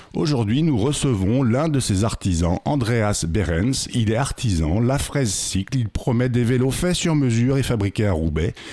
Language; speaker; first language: French; native; French